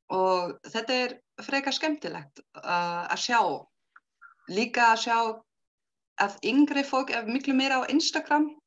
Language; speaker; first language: Icelandic; non-native, learner; German